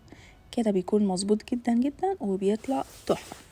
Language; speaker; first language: Arabic; native; Arabic